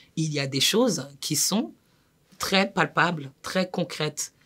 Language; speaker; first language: French; native; French